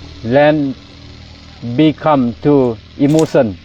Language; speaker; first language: English; non-native, learner; Thai